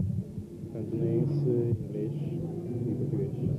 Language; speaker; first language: Portuguese; non-native, local second language; Cantonese